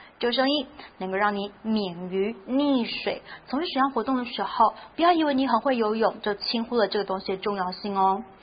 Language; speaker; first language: Chinese; native; Chinese